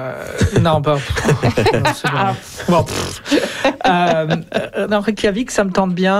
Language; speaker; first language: French; native; French